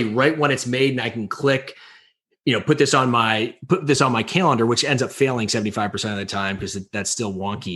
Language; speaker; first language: English; native; English